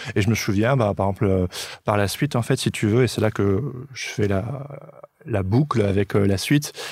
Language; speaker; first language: French; native; French